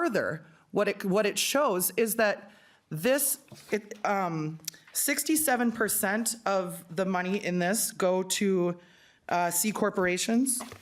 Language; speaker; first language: English; native; English